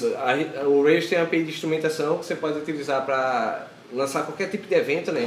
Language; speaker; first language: Portuguese; native; Portuguese